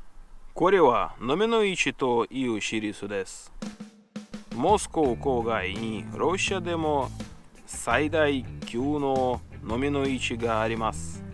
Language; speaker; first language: Japanese; non-native, learner; Russian